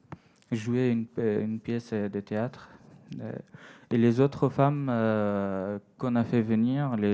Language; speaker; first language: French; non-native, fluent; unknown